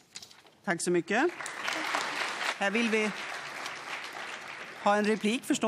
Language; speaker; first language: Swedish; native; Swedish